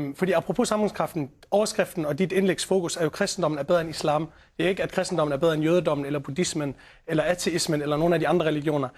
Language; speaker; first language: Danish; early bilingual, other home language; Arabic